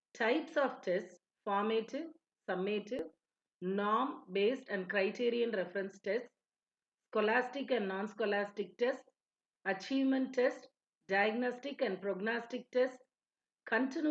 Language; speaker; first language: English; non-native, local second language; Tamil